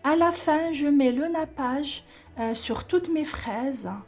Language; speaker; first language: French; non-native, local second language; Arabic